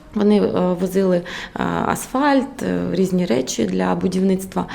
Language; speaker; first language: Ukrainian; native; Ukrainian